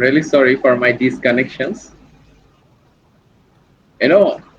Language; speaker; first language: English; non-native, learner; Bangla